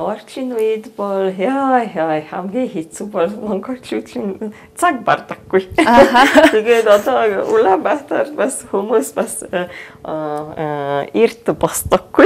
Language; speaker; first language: Mongolian; non-native, fluent; Hungarian